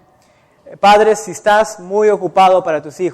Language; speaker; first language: Spanish; native; Spanish